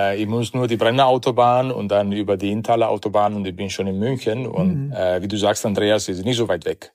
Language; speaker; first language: German; non-native, fluent; Italian